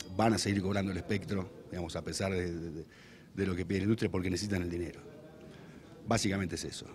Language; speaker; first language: Spanish; native; Spanish